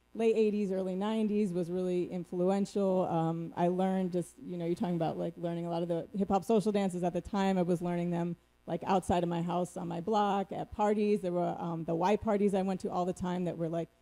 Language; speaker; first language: English; native; English